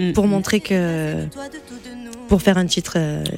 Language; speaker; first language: French; native; French